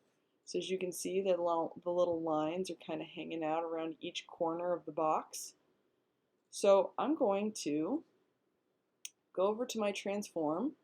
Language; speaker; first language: English; native; English